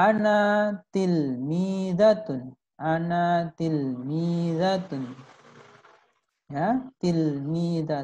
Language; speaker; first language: Arabic; non-native, fluent; Indonesian